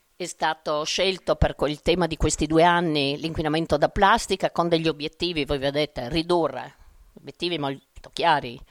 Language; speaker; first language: Italian; native; Italian